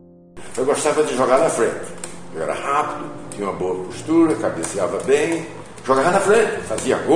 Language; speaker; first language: Portuguese; native; Portuguese